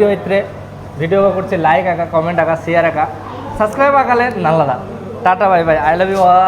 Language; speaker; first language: Malayalam; non-native, learner; Bangla